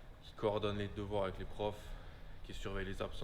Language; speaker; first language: French; native; French